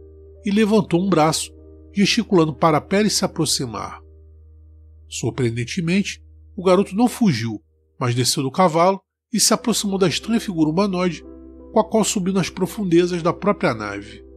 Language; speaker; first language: Portuguese; native; Portuguese